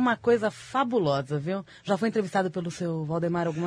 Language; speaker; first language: Portuguese; native; Portuguese